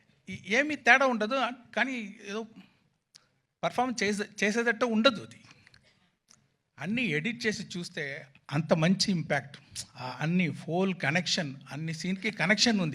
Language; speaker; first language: Telugu; non-native, fluent; Tamil